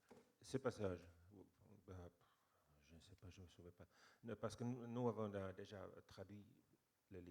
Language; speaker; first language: French; non-native, fluent; Finnish